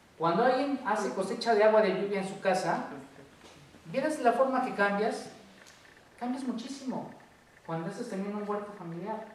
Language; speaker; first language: Spanish; native; Spanish